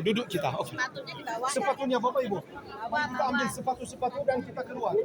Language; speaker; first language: Indonesian; non-native, learner; Turkish